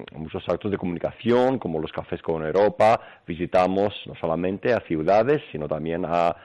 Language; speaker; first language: Spanish; non-native, fluent; Greek